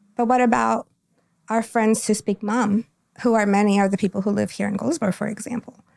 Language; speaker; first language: English; non-native, fluent; Spanish